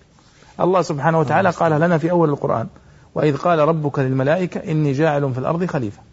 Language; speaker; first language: Arabic; native; Arabic